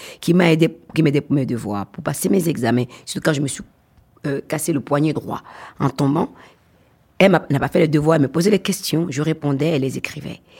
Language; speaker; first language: French; non-native, local second language; Fon